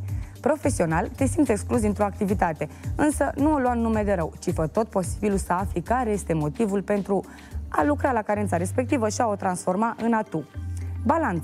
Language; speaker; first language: Romanian; native; Romanian